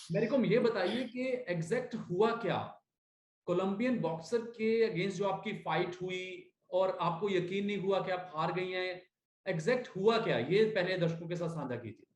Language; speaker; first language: Hindi; native; Hindi